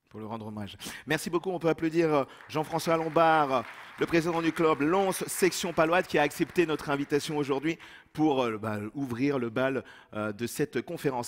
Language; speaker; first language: French; native; French